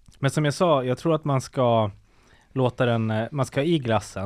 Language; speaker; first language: Swedish; native; Swedish